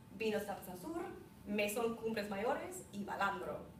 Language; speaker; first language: Spanish; non-native, fluent; English